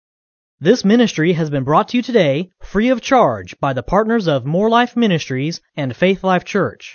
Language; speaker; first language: English; native; English